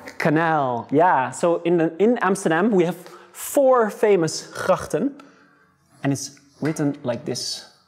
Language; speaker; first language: English; non-native, fluent; Dutch